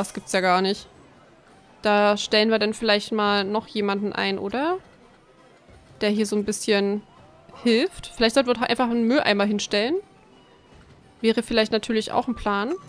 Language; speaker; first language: German; native; German